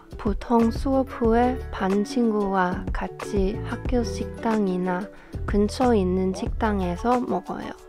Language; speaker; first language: Korean; non-native, learner; English